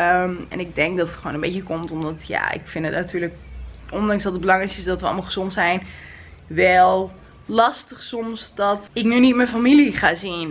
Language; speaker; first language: Dutch; native; Dutch